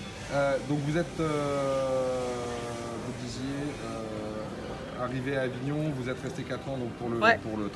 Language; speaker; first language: French; native; French